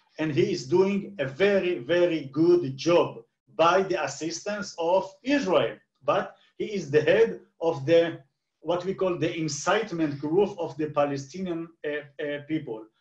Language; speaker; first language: English; non-native, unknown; Hebrew